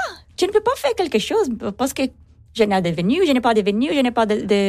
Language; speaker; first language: French; non-native, learner; Portuguese